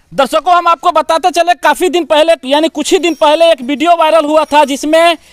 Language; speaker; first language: Hindi; native; Hindi